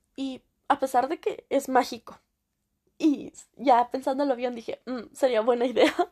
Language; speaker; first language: Spanish; early bilingual, heritage; Spanish